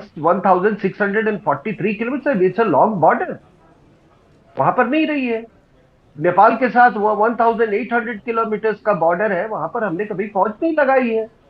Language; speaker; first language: Hindi; native; Hindi